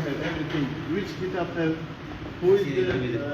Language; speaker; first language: English; non-native, learner; Turkish